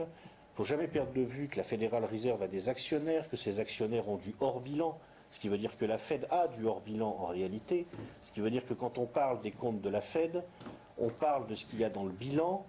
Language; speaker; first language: French; native; French